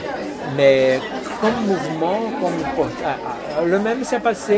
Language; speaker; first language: French; non-native, fluent; Portuguese